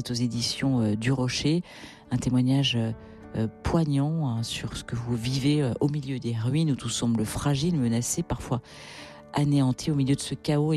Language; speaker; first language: French; native; French